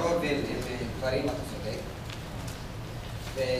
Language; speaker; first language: Hebrew; non-native, fluent; Tigrinya